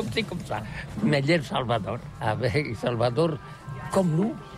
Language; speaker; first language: French; non-native, learner; Catalan